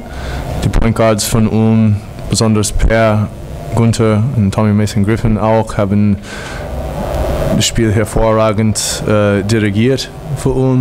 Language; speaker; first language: German; non-native, fluent; English